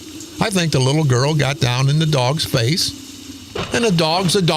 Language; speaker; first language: English; native; English